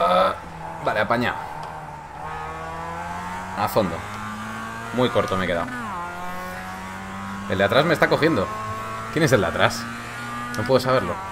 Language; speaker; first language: Spanish; native; Spanish